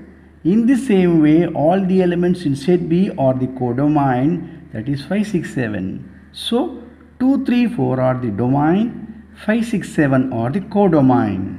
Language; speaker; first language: English; non-native, local second language; Tamil